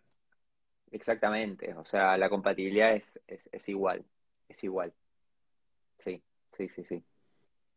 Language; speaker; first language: Spanish; native; Spanish